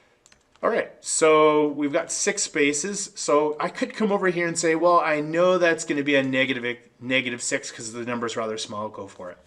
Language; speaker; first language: English; native; English